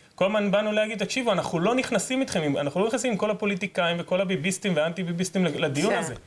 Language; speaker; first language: Hebrew; native; Hebrew